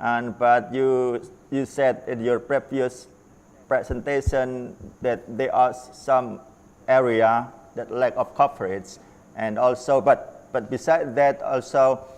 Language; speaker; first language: English; non-native, learner; Indonesian